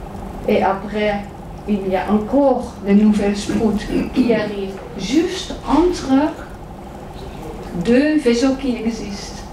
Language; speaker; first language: French; non-native, fluent; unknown